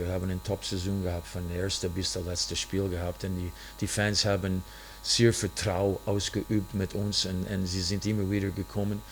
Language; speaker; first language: German; non-native, fluent; English